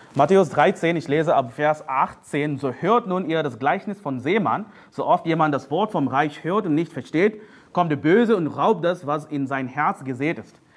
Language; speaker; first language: German; non-native, fluent; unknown